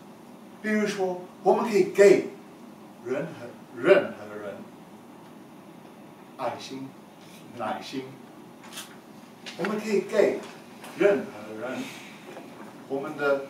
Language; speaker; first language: Chinese; non-native, learner; English